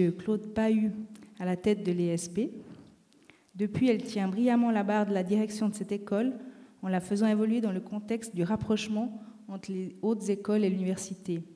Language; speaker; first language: French; native; French